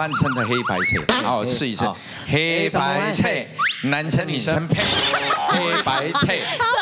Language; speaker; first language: Chinese; native; Chinese